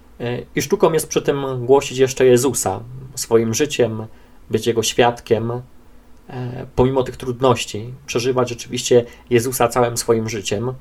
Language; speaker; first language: Polish; native; Polish